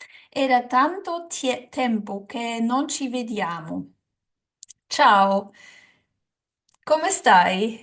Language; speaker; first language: Italian; non-native, learner; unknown